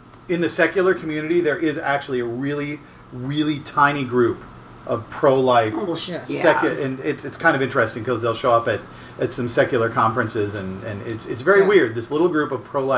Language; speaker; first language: English; native; English